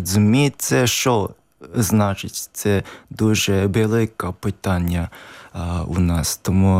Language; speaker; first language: Ukrainian; non-native, learner; Japanese